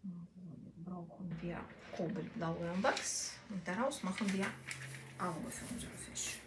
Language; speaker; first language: German; non-native, fluent; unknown